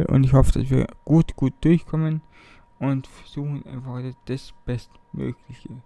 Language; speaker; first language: German; native; German